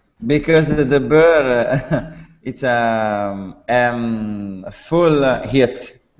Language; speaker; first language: English; non-native, learner; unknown